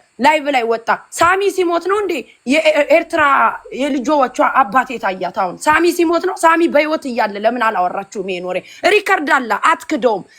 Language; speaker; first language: Amharic; native; Amharic